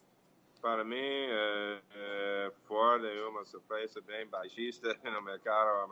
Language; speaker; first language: Portuguese; non-native, fluent; English